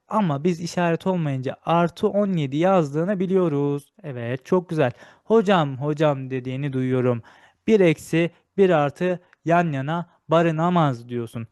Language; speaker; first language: Turkish; native; Turkish